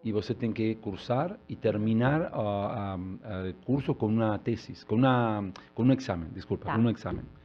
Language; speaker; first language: Portuguese; non-native, learner; Spanish